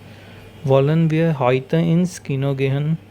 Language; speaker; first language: German; non-native, learner; Hindi